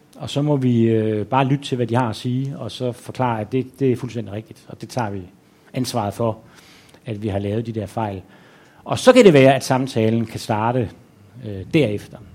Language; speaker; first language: Danish; native; Danish